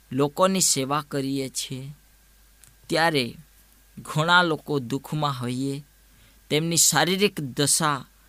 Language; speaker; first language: Gujarati; non-native, local second language; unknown